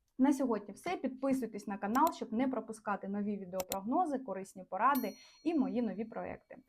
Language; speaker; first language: Ukrainian; non-native, local second language; Russian